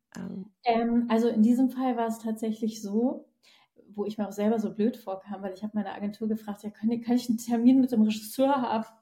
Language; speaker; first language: German; native; German